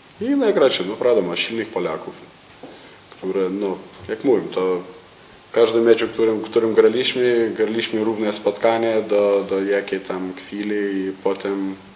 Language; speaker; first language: Polish; non-native, learner; Lithuanian